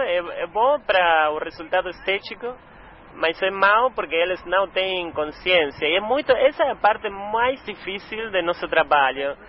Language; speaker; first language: Portuguese; non-native, learner; Spanish